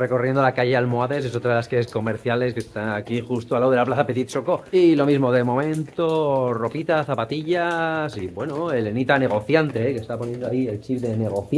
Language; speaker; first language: Spanish; native; Spanish